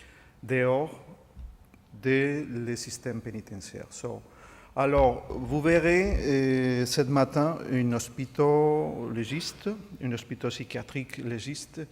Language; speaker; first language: French; non-native, fluent; Spanish